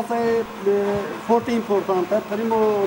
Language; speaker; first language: Romanian; non-native, learner; Turkish